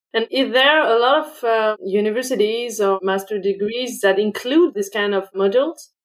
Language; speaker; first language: English; non-native, fluent; French